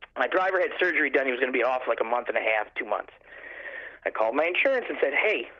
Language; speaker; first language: English; native; English